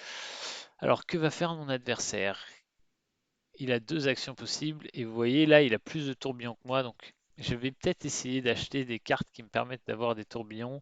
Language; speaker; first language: French; native; French